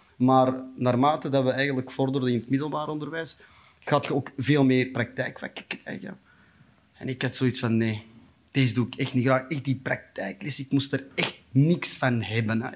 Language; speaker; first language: Dutch; non-native, local second language; Turkish